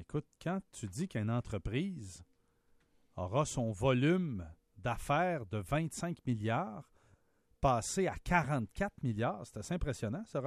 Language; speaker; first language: French; native; French